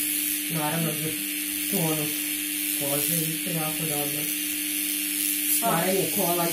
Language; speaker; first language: Serbian; native; Serbian